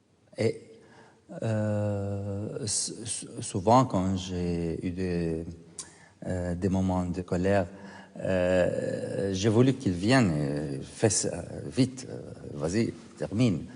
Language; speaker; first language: French; non-native, fluent; Arabic